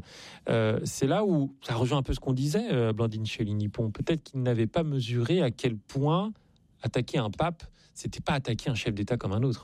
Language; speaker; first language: French; native; French